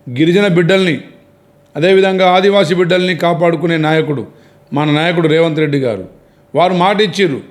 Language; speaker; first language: Telugu; non-native, local second language; Lambadi